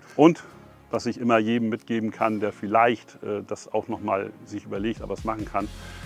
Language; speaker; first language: German; native; German